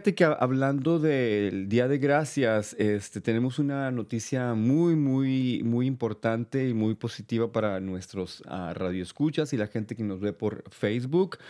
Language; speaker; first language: Spanish; native; Spanish